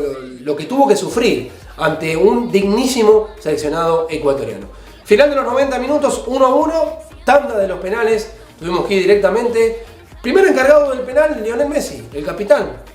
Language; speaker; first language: Spanish; native; Spanish